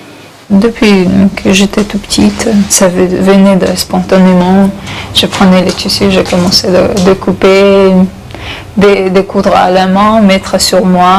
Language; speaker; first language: French; non-native, fluent; Chechen